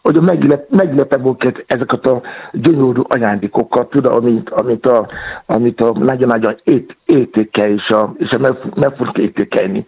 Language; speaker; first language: Hungarian; non-native, learner; Yoruba